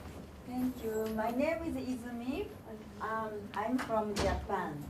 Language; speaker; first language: English; non-native, learner; Japanese